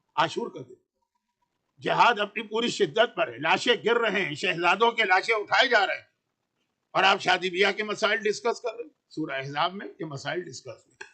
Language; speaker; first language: Urdu; native; Urdu